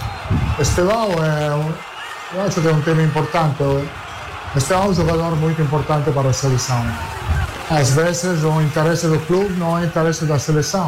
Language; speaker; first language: Portuguese; non-native, fluent; Italian